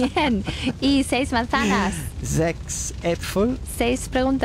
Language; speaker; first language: German; non-native, fluent; Spanish